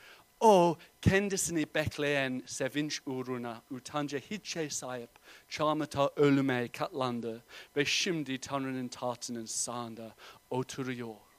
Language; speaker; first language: Turkish; non-native, fluent; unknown